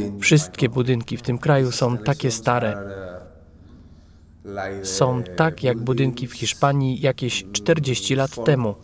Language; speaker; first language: Polish; non-native, fluent; Spanish